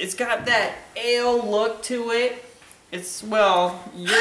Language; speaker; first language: English; native; English